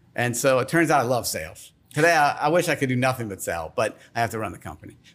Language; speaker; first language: English; native; English